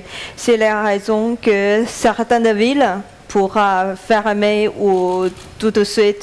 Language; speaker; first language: French; non-native, learner; Chinese